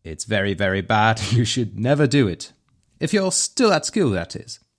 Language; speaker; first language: English; non-native, fluent; Polish